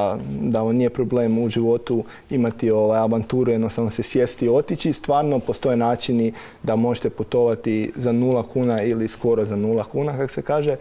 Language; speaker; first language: Croatian; native; Croatian